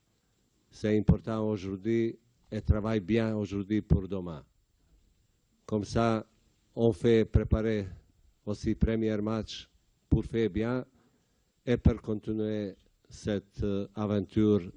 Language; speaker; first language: French; non-native, learner; Bosnian